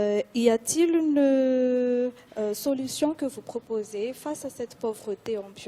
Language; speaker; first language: French; non-native, local second language; Malagasy